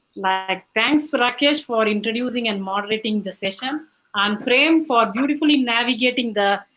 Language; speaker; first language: English; non-native, local second language; Tamil